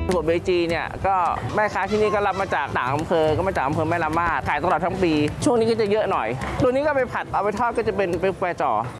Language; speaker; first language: Thai; early bilingual, other home language; Chinese